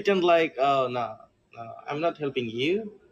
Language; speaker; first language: English; non-native, learner; Bangla